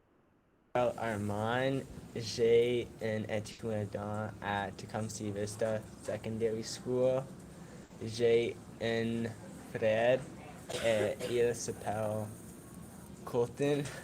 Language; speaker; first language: French; non-native, learner; English